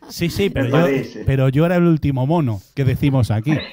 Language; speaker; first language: Spanish; native; Spanish